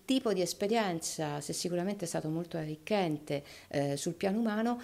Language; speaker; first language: Italian; native; Italian